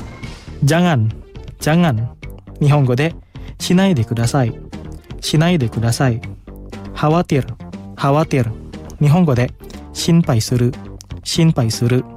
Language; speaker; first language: Japanese; non-native, fluent; Indonesian